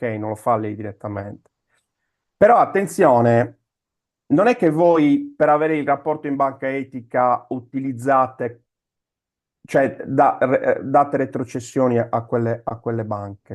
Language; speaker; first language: Italian; native; Italian